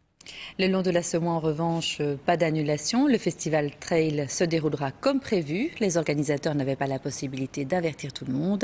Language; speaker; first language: French; native; French